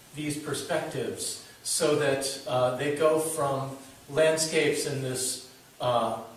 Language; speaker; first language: English; native; English